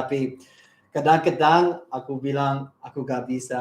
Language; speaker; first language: Indonesian; non-native, learner; English